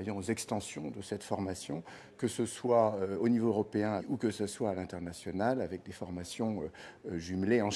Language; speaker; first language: French; native; French